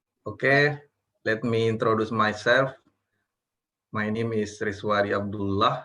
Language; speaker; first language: English; non-native, learner; Indonesian